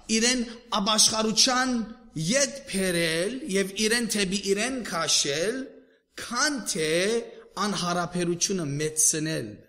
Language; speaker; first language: Armenian; early bilingual, heritage; Armenian